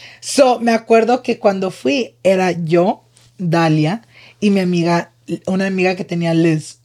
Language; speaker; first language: Spanish; early bilingual, heritage; Spanish